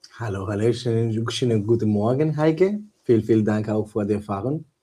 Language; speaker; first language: German; non-native, learner; Spanish